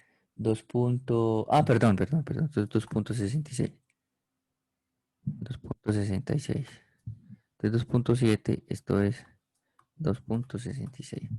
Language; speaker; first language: Spanish; native; Spanish